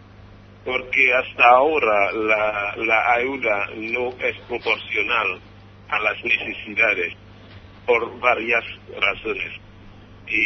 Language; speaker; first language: Spanish; non-native, fluent; Haitian Creole